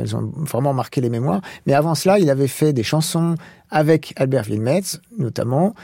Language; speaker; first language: French; native; French